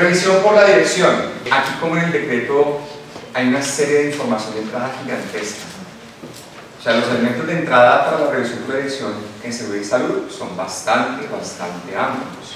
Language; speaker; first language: Spanish; native; Spanish